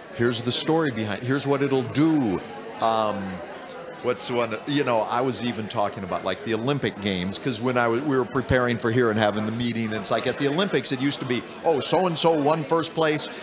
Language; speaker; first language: English; native; English